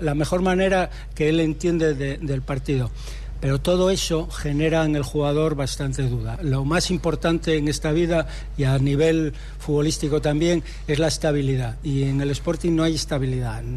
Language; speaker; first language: Spanish; native; Spanish